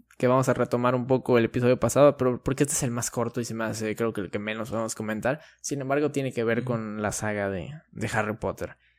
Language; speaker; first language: Spanish; native; Spanish